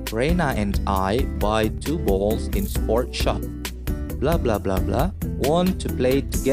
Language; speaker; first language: English; non-native, learner; Indonesian